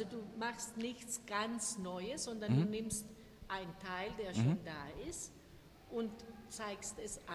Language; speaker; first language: German; non-native, fluent; Spanish